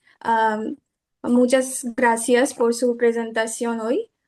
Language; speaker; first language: Spanish; non-native, fluent; Bangla